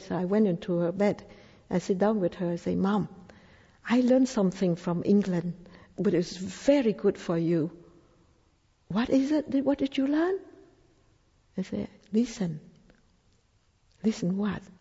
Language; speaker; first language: English; non-native, fluent; Thai